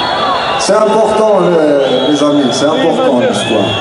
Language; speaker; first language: French; non-native, local second language; Kabyle